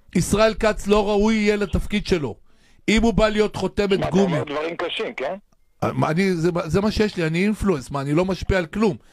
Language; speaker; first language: Hebrew; native; Hebrew